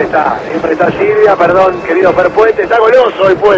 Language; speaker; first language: Spanish; native; Spanish